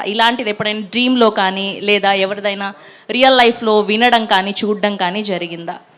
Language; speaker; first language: Telugu; native; Telugu